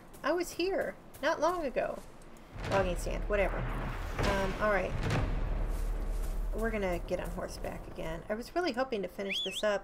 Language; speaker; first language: English; native; English